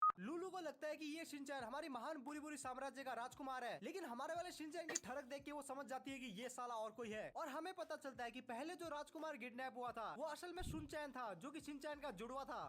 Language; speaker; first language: Hindi; early bilingual, other home language; Nepali